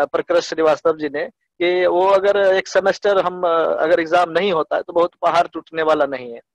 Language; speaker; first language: Hindi; native; Hindi